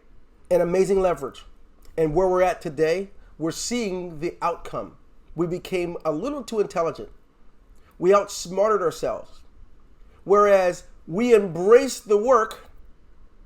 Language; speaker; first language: English; native; English